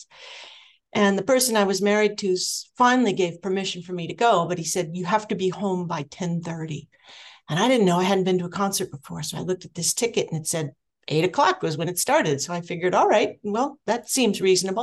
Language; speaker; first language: English; native; English